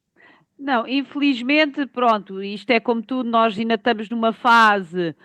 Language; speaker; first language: Portuguese; native; Portuguese